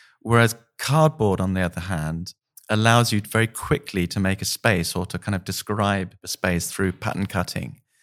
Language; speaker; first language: English; native; English